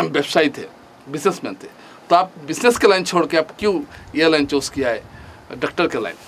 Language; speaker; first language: Hindi; non-native, local second language; Bangla